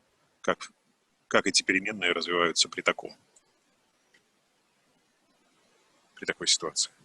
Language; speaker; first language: Russian; native; Russian